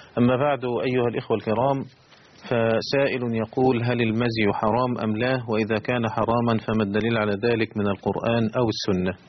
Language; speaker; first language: Arabic; native; Arabic